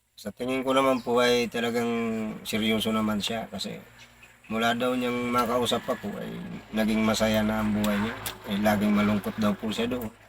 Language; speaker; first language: Filipino; non-native, local second language; Bikol